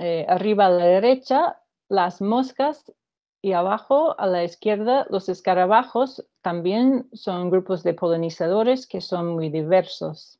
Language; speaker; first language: Spanish; non-native, fluent; English